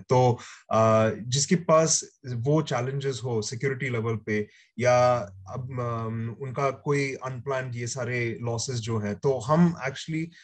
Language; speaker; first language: Hindi; native; Hindi